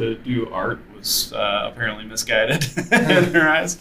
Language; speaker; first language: English; native; English